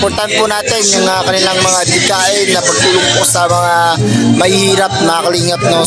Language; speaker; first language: Filipino; native; Filipino